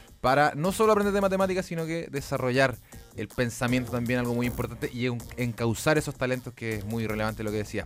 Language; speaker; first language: Spanish; native; Spanish